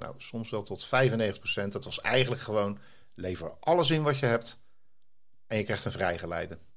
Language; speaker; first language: Dutch; native; Dutch